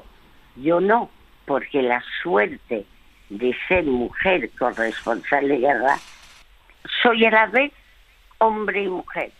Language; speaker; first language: Spanish; early bilingual, other home language; French